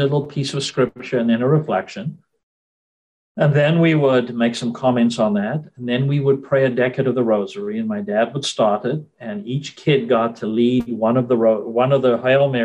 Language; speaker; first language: English; native; English